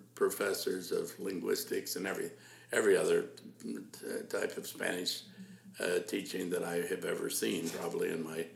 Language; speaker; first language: English; native; English